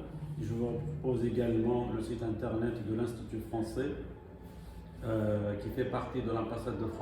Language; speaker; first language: French; non-native, fluent; Arabic